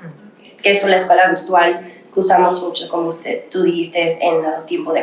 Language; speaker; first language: Spanish; early bilingual, other home language; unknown